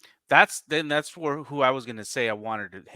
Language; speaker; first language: English; native; English